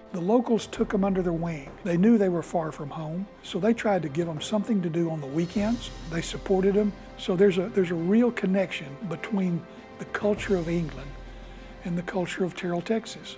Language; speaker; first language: English; native; English